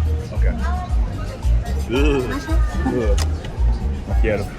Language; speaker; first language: Spanish; non-native, learner; English